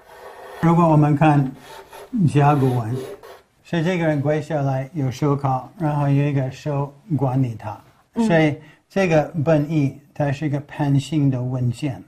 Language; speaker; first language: Chinese; non-native, fluent; English